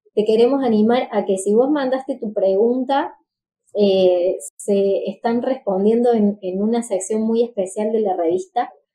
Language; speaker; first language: Spanish; native; Spanish